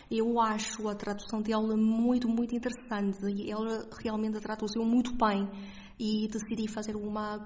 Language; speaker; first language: Portuguese; non-native, fluent; Chinese